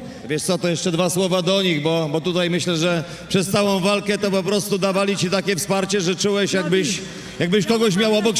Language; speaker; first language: Polish; native; Polish